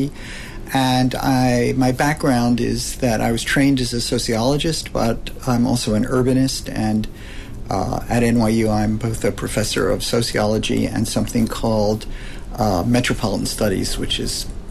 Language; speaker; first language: English; native; English